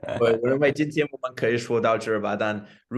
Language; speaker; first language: Chinese; non-native, fluent; English